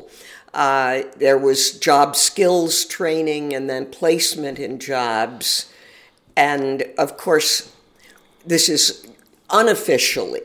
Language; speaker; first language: English; native; English